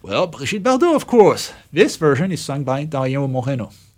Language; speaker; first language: English; non-native, fluent; French